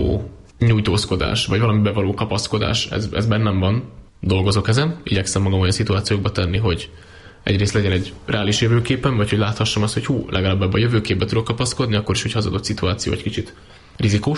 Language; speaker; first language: Hungarian; native; Hungarian